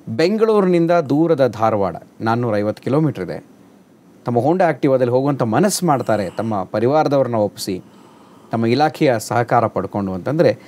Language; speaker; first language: Kannada; native; Kannada